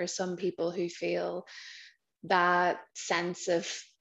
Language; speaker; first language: English; native; English